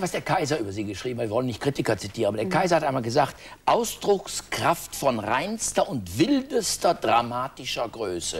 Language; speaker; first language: German; native; German